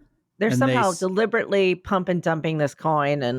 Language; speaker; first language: English; native; English